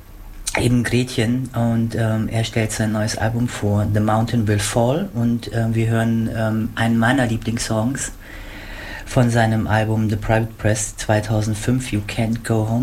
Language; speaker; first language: German; native; German